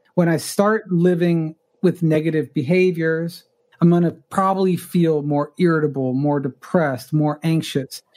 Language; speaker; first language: English; early bilingual, other home language; Spanish